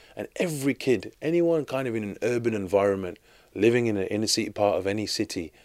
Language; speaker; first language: English; native; English